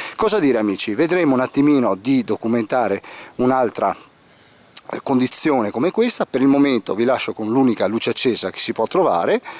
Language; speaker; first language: Italian; native; Italian